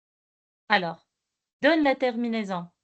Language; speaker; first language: French; non-native, local second language; Arabic